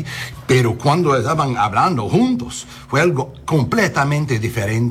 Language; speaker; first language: Spanish; non-native, learner; English